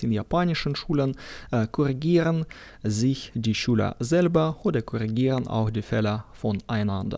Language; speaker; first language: German; non-native, fluent; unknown